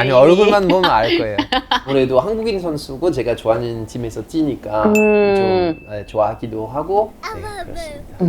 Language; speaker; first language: Korean; non-native, fluent; French